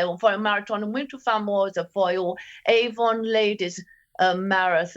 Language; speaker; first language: Portuguese; non-native, fluent; English